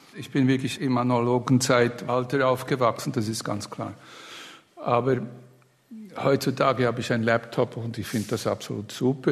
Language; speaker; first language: German; non-native, fluent; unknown